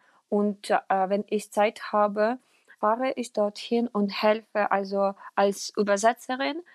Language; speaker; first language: German; non-native, fluent; Ukrainian